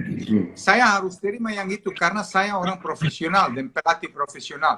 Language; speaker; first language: Indonesian; non-native, fluent; Serbian